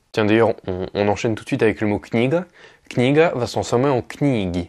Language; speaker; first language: French; native; French